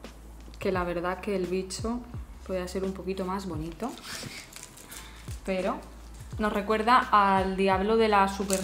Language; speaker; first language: Spanish; native; Spanish